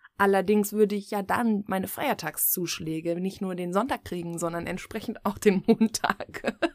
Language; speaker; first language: German; native; German